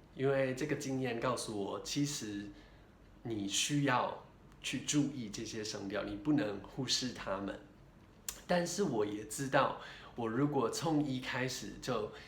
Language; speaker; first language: Chinese; non-native, fluent; English